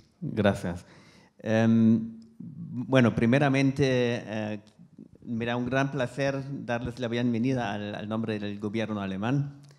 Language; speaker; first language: Spanish; non-native, fluent; German